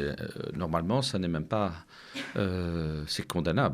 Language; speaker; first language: French; native; French